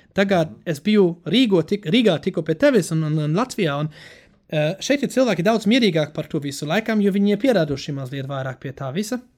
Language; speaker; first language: Latvian; non-native, fluent; German